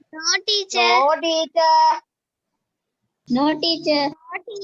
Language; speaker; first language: English; non-native, learner; Sinhala